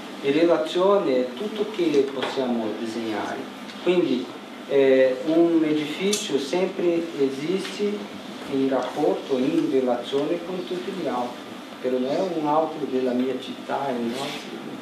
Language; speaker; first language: Italian; non-native, learner; Portuguese